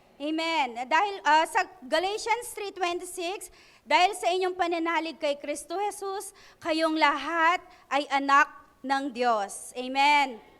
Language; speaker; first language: Filipino; non-native, local second language; Pampanga